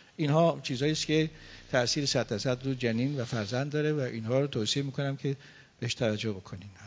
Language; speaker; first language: Persian; native; Persian